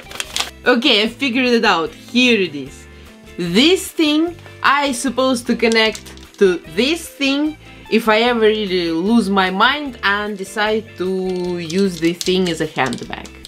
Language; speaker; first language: English; non-native, fluent; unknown